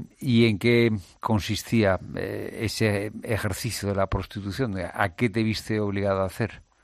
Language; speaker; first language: Spanish; native; Spanish